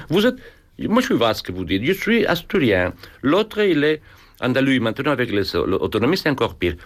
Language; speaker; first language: French; non-native, fluent; Spanish